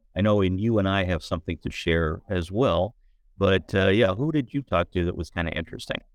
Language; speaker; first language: English; native; English